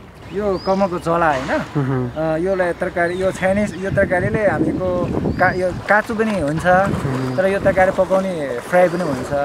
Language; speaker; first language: Nepali; non-native, learner; Chinese